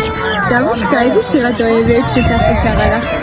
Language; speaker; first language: Hebrew; native; Hebrew